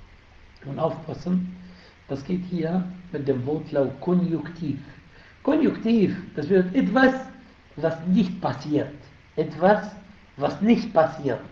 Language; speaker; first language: German; non-native, fluent; Arabic